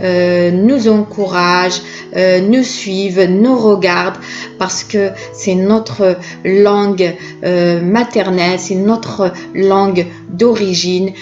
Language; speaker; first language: French; non-native, local second language; Kabyle